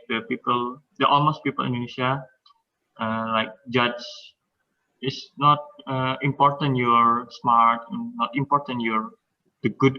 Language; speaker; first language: English; non-native, learner; Indonesian